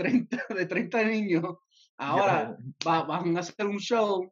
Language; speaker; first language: Spanish; early bilingual, heritage; Spanish